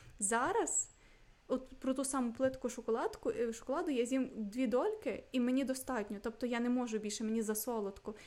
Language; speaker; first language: Ukrainian; non-native, local second language; Russian